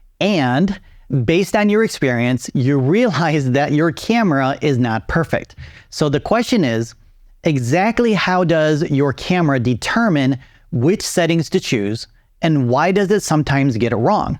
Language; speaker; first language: English; native; English